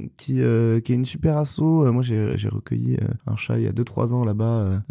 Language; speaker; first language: French; native; French